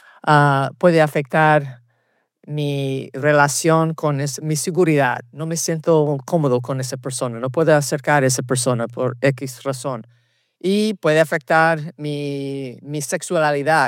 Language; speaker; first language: Spanish; early bilingual, heritage; Spanish